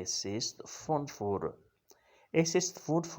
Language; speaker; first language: German; non-native, fluent; Urdu